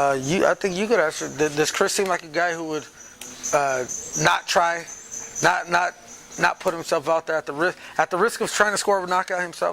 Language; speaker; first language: English; native; English